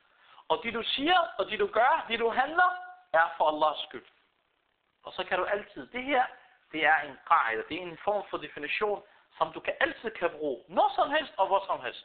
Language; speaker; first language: Danish; early bilingual, other home language; Arabic